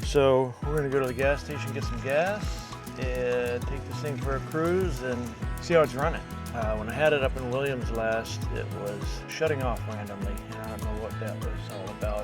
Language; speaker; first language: English; native; English